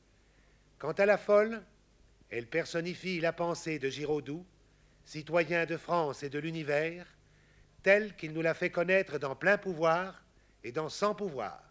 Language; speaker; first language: French; native; French